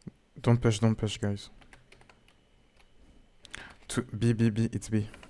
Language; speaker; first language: English; non-native, learner; French